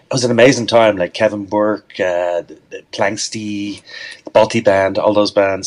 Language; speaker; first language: English; native; English